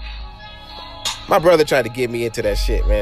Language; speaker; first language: English; native; English